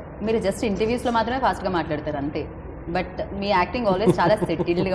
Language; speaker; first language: Telugu; native; Telugu